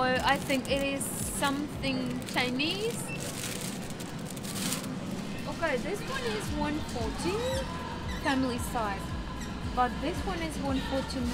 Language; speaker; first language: English; non-native, learner; Uzbek